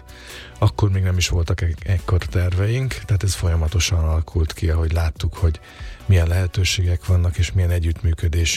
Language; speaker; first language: Hungarian; native; Hungarian